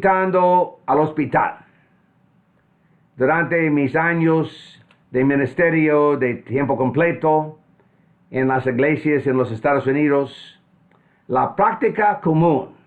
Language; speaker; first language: Spanish; non-native, fluent; English